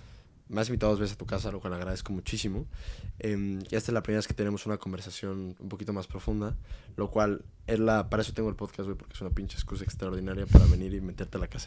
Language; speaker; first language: Spanish; native; Spanish